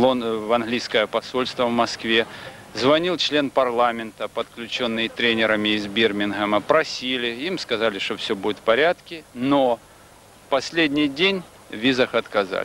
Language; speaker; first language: Russian; native; Russian